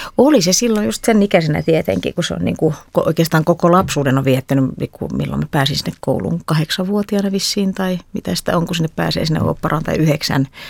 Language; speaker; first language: Finnish; native; Finnish